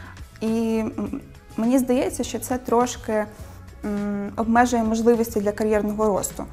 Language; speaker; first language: Ukrainian; native; Ukrainian